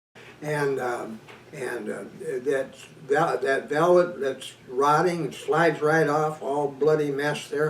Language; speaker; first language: English; native; English